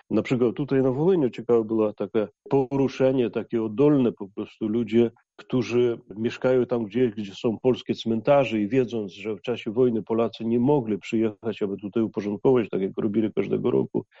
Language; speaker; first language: Polish; non-native, fluent; Ukrainian